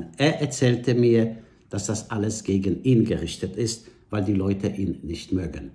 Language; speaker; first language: German; non-native, fluent; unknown